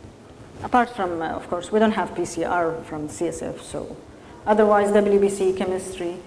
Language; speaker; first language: English; non-native, fluent; Arabic